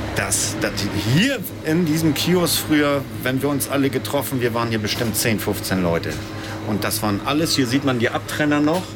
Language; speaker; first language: German; native; German